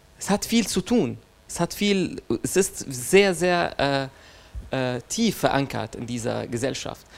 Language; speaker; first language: German; non-native, fluent; Arabic